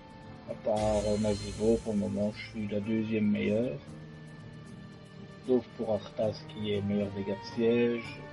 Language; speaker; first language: French; native; French